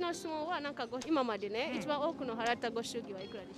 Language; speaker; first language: Japanese; non-native, learner; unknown